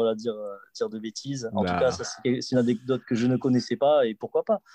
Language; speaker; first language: French; native; French